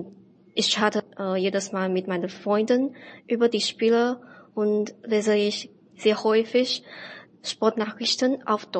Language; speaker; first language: German; non-native, learner; Chinese